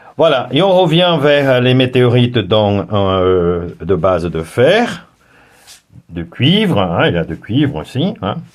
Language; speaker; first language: French; non-native, fluent; Portuguese